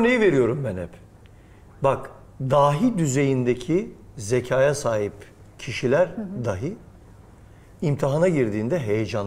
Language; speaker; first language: Turkish; native; Turkish